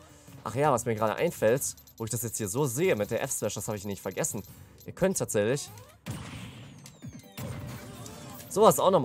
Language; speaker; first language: German; native; German